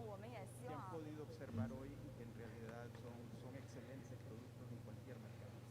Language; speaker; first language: Spanish; native; Spanish